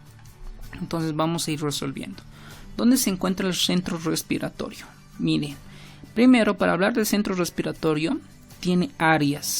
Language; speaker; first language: Spanish; native; Spanish